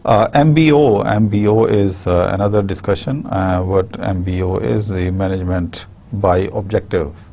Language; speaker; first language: English; non-native, local second language; Urdu